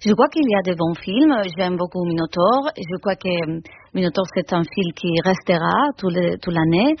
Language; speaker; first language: French; non-native, fluent; Spanish